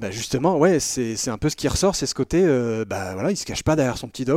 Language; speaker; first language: French; native; French